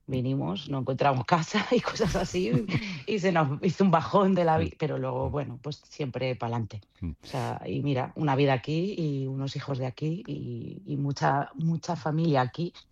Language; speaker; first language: Spanish; native; Spanish